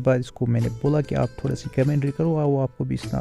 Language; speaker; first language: Hindi; non-native, local second language; Kashmiri